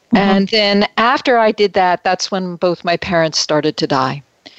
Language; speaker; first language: English; native; English